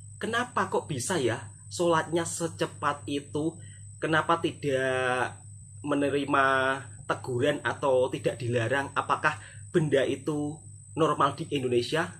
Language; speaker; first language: Indonesian; native; Indonesian